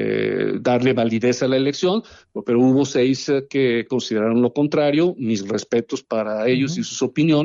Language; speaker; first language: Spanish; native; Spanish